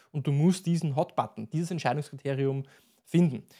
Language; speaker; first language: German; native; German